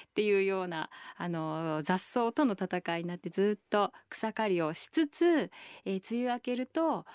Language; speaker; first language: Japanese; native; Japanese